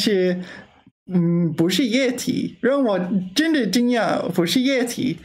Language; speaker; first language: Chinese; non-native, learner; English